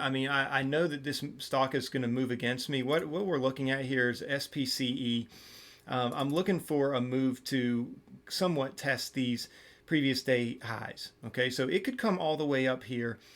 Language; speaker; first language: English; native; English